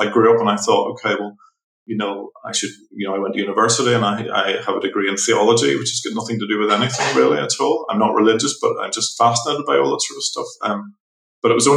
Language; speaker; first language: English; native; English